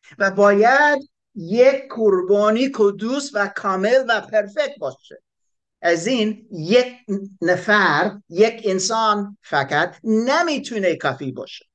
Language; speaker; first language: Persian; non-native, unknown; English